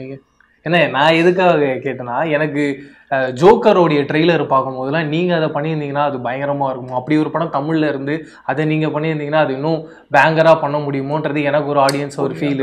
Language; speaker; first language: Tamil; native; Tamil